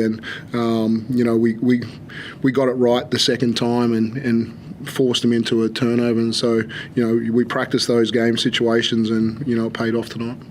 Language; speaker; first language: English; native; English